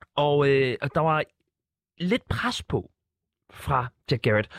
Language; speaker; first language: Danish; native; Danish